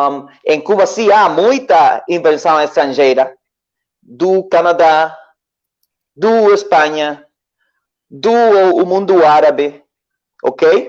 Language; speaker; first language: Portuguese; non-native, learner; Spanish